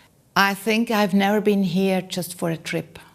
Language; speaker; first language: English; non-native, learner; German